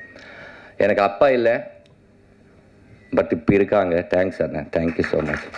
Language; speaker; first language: Tamil; non-native, learner; Telugu